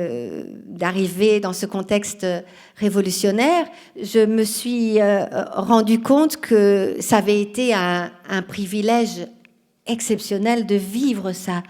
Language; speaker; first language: French; non-native, fluent; Portuguese